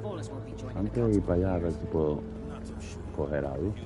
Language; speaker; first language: Spanish; non-native, fluent; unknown